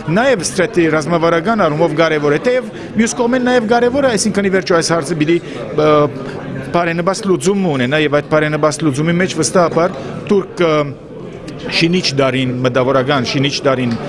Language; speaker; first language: Armenian; native; Armenian